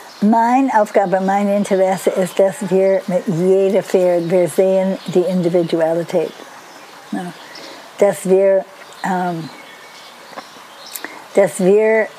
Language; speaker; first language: German; non-native, learner; Dutch